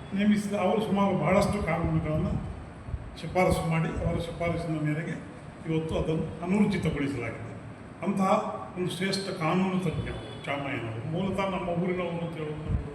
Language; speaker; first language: Kannada; native; Kannada